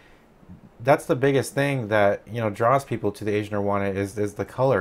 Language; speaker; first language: English; native; English